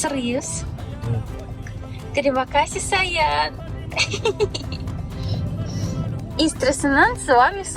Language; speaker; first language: Indonesian; non-native, learner; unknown